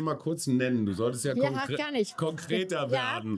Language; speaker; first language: German; native; German